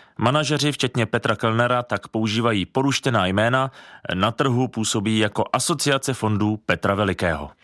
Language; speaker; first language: Czech; native; Czech